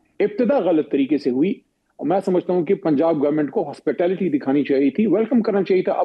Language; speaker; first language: Urdu; non-native, local second language; Pashto